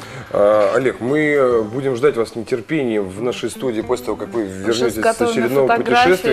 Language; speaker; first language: Russian; native; Russian